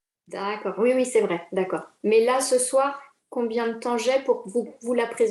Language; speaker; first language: French; native; French